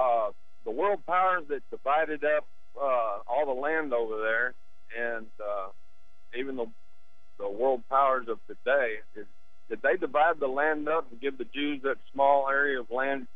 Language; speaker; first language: English; native; English